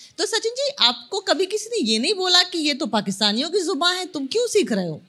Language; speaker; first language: Hindi; native; Hindi